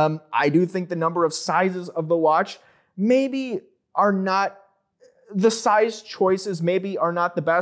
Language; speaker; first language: English; native; English